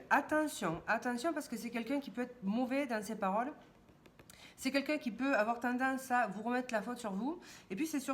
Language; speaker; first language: French; native; French